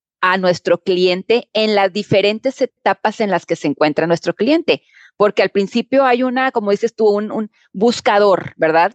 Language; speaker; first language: Spanish; native; Spanish